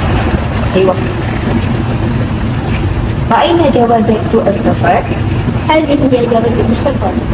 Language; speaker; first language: Arabic; non-native, learner; Malay